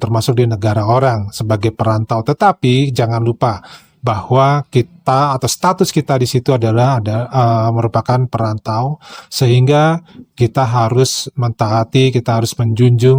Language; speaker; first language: Indonesian; native; Indonesian